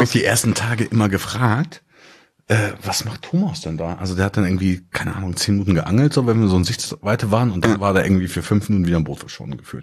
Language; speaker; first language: German; native; German